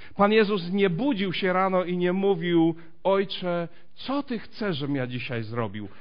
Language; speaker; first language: Polish; native; Polish